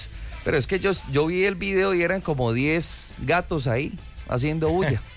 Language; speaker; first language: Spanish; native; Spanish